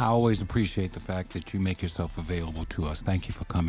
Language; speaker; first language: English; native; English